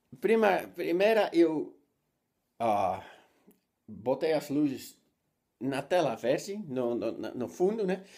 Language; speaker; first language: Portuguese; non-native, learner; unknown